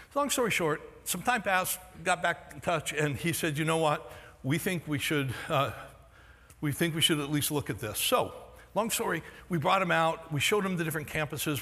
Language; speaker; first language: English; native; English